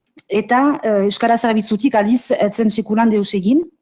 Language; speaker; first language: Basque; native; Basque